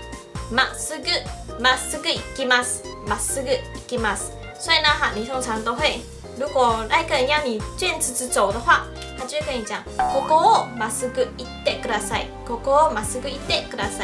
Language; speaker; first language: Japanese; non-native, local second language; Chinese